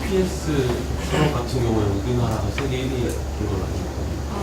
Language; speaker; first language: Korean; native; Korean